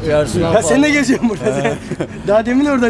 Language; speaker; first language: Turkish; native; Turkish